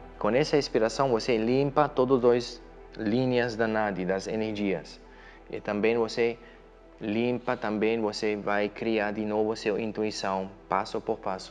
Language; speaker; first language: Portuguese; non-native, fluent; German